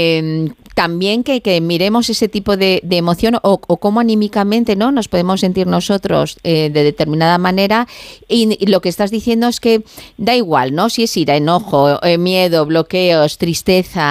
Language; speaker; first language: Spanish; native; Spanish